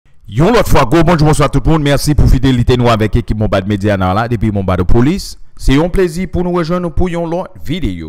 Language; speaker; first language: French; non-native, local second language; Haitian Creole